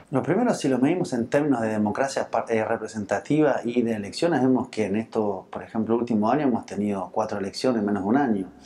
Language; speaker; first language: Spanish; early bilingual, heritage; Spanish